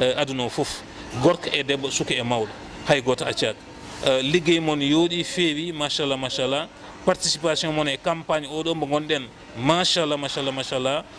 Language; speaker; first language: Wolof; non-native, local second language; Fula